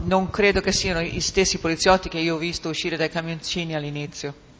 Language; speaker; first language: Italian; native; Italian